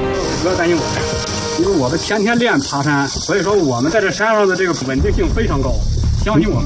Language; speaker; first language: Chinese; native; Chinese